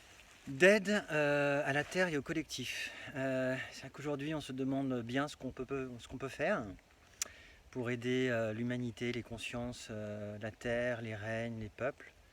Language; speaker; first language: French; native; French